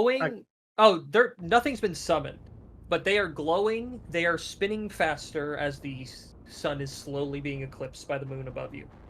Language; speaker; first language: English; native; English